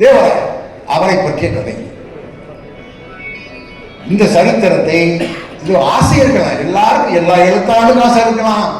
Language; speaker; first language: Tamil; native; Tamil